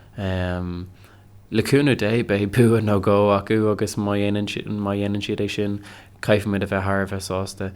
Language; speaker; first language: Irish; non-native, local second language; English